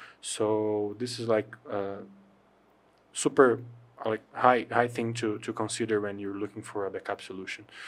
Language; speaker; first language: English; non-native, fluent; Portuguese